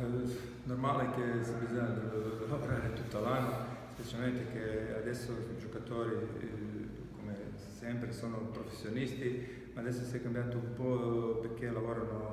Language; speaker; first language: Italian; non-native, fluent; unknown